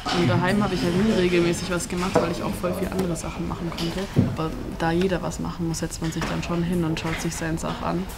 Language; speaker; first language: German; native; German